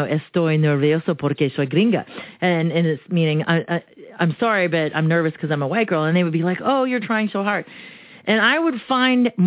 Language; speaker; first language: English; early bilingual, other home language; Romanian